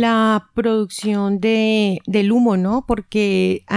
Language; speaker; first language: Spanish; native; Spanish